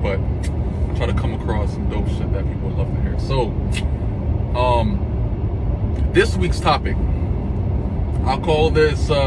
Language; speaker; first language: English; native; English